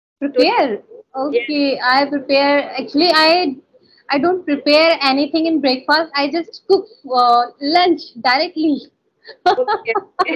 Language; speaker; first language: English; non-native, local second language; Hindi